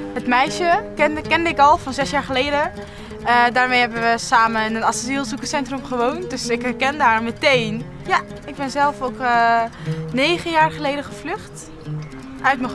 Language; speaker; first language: Dutch; early bilingual, other home language; Mongolian